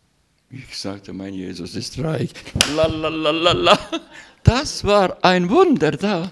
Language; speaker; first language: German; non-native, learner; Russian